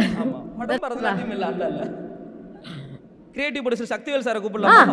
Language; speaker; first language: Tamil; native; Tamil